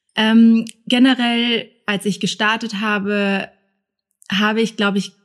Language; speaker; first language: German; early bilingual, other home language; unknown